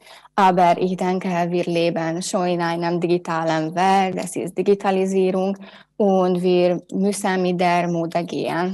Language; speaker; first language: German; non-native, learner; Hungarian